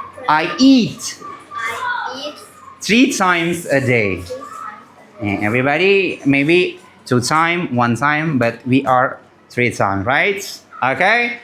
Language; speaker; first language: English; non-native, learner; Indonesian